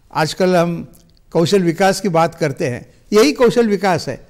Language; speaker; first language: Hindi; non-native, local second language; Marathi